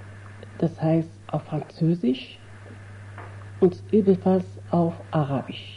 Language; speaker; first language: German; non-native, fluent; Arabic